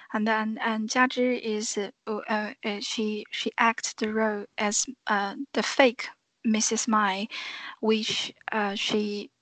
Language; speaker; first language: English; non-native, fluent; Chinese